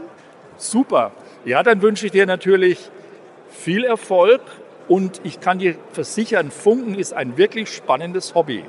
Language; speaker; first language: German; native; German